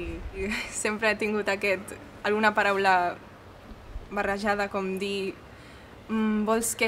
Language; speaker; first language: Catalan; non-native, local second language; Hindi